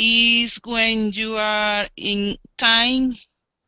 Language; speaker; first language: English; non-native, learner; Spanish